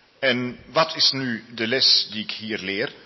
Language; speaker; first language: Dutch; non-native, learner; Spanish